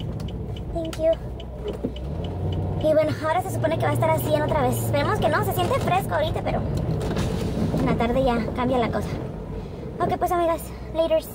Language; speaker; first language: Spanish; native; Spanish